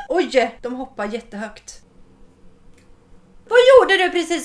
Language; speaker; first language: Swedish; native; Swedish